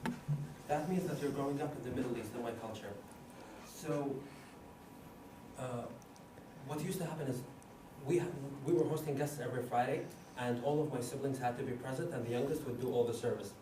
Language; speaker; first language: English; non-native, fluent; Arabic